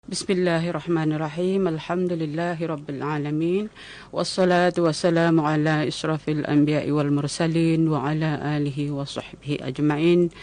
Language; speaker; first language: Malay; non-native, local second language; Central Dusun